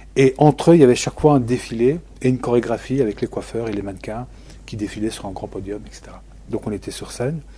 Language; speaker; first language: French; native; French